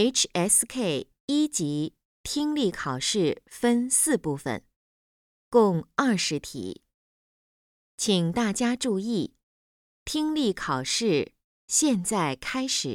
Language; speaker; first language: Chinese; native; Chinese